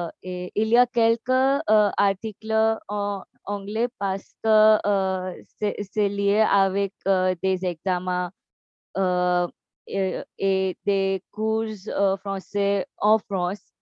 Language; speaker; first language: French; non-native, learner; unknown